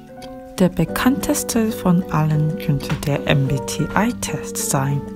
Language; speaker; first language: German; non-native, fluent; Korean